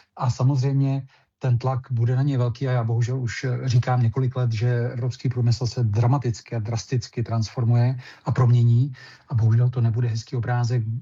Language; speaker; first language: Czech; native; Czech